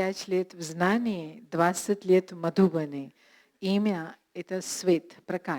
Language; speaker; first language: Russian; non-native, learner; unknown